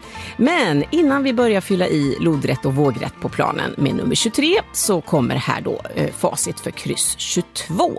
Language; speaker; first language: Swedish; native; Swedish